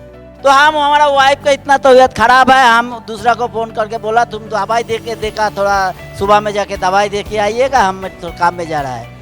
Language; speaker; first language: Hindi; non-native, local second language; Bangla